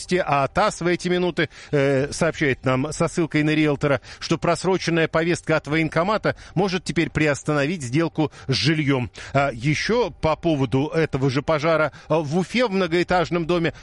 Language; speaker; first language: Russian; native; Russian